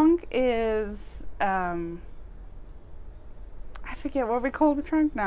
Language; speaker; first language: English; native; English